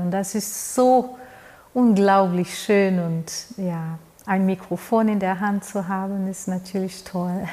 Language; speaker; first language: German; non-native, fluent; Portuguese